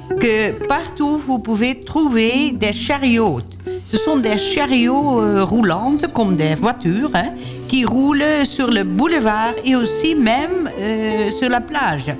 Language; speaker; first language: French; non-native, learner; Dutch